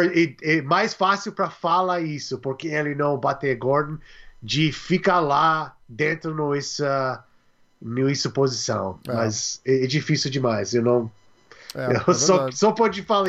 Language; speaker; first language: Portuguese; non-native, learner; English